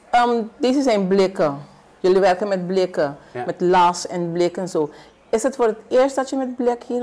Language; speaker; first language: Dutch; non-native, local second language; Papiamento